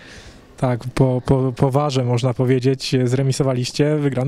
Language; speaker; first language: Polish; native; Polish